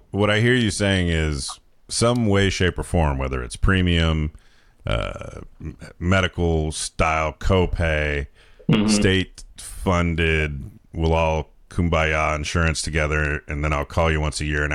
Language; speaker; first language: English; native; English